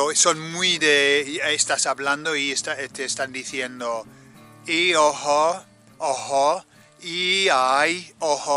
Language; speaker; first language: Spanish; native; Spanish